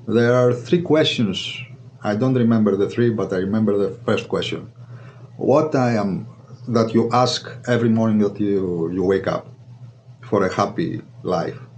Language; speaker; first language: English; non-native, fluent; Greek